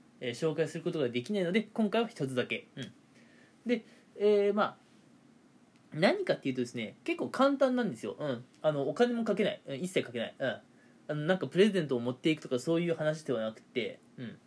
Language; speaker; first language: Japanese; native; Japanese